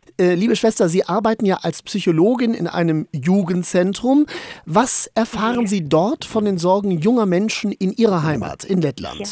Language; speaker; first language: German; native; German